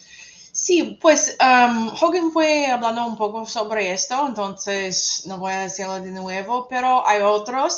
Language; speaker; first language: Spanish; non-native, fluent; English